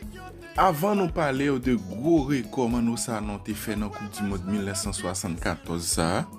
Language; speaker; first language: French; non-native, learner; Haitian Creole